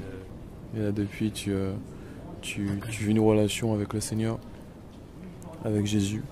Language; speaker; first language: French; native; French